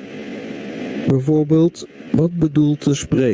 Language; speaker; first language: Dutch; non-native, learner; Indonesian